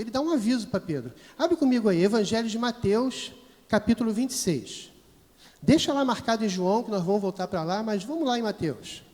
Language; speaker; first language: Portuguese; native; Portuguese